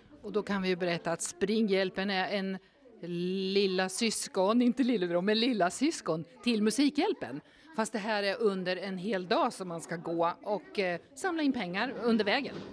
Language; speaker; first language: Swedish; native; Swedish